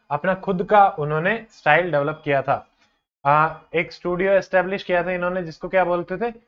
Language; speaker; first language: Hindi; native; Hindi